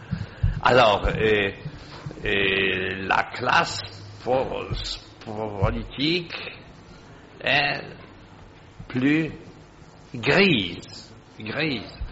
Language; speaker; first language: French; non-native, fluent; Polish